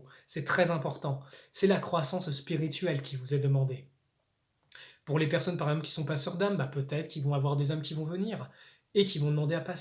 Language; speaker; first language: French; native; French